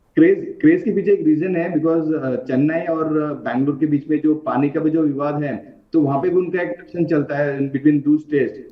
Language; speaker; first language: Hindi; non-native, local second language; Kannada